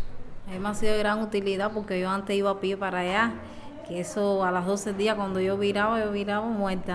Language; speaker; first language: Spanish; native; Spanish